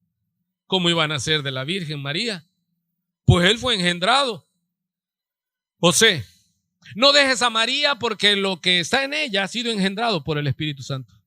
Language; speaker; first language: Spanish; native; Spanish